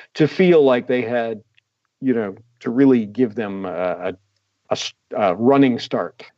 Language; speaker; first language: English; native; English